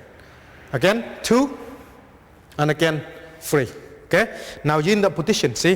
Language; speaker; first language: English; non-native, fluent; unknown